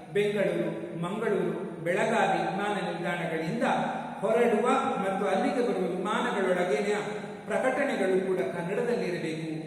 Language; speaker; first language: Kannada; native; Kannada